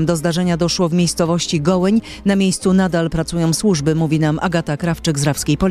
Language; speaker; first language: Polish; native; Polish